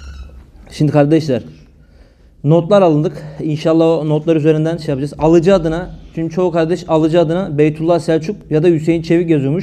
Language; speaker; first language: Turkish; native; Turkish